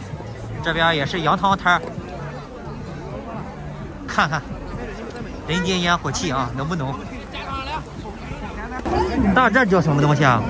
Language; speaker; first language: Chinese; native; Chinese